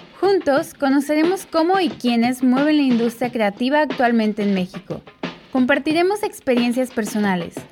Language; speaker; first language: Spanish; native; Spanish